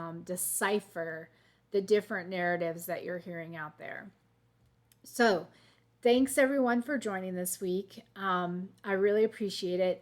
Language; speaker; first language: English; native; English